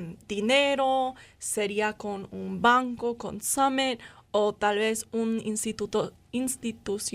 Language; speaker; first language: Spanish; non-native, learner; English